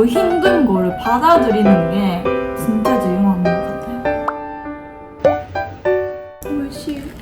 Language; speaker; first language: Korean; non-native, fluent; Japanese